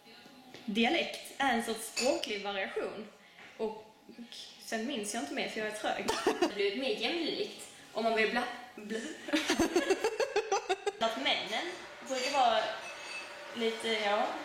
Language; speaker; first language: Swedish; native; Swedish